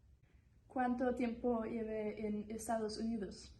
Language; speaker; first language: Spanish; non-native, learner; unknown